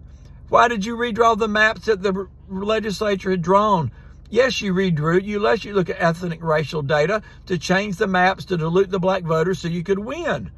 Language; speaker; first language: English; native; English